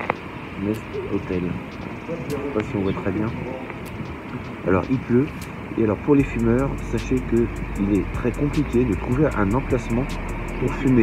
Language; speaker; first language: French; native; French